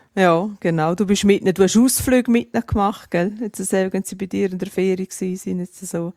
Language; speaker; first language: German; native; German